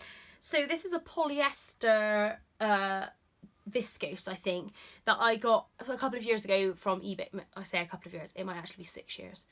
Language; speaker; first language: English; native; English